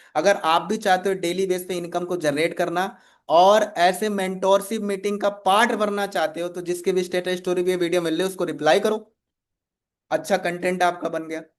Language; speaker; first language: Hindi; native; Hindi